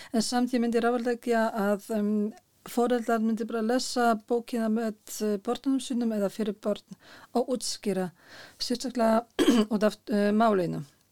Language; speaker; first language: Icelandic; non-native, fluent; Polish